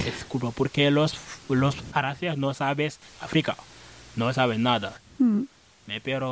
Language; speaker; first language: Spanish; non-native, learner; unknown